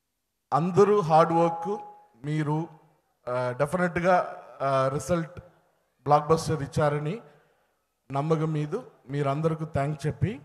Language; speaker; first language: Telugu; non-native, learner; Tamil